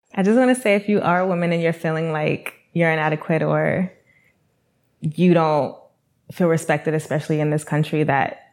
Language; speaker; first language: English; native; English